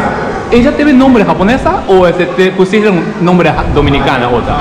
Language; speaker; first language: Spanish; non-native, learner; Japanese